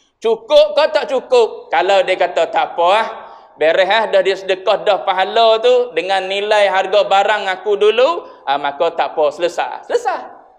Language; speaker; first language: Malay; native; Malay